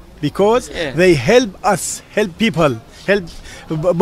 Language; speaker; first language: English; non-native, learner; Arabic